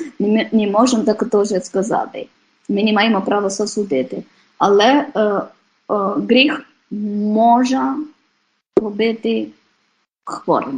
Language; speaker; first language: Ukrainian; non-native, fluent; Polish